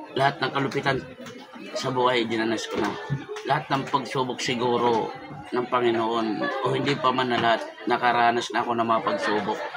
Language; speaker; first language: Filipino; non-native, local second language; Waray